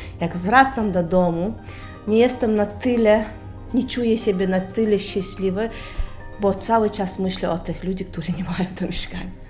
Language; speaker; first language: Polish; non-native, learner; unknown